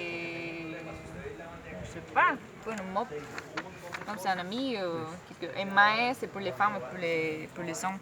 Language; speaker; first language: French; non-native, learner; Spanish